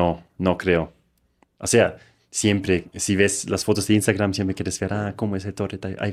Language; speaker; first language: Spanish; non-native, fluent; German